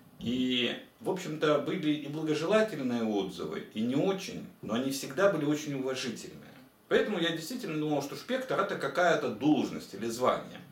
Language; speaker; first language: Russian; native; Russian